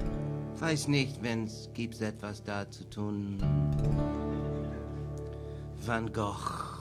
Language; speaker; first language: German; non-native, learner; English